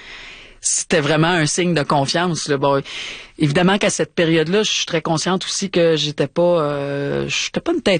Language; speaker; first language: French; native; French